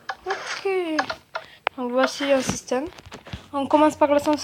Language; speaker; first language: French; native; French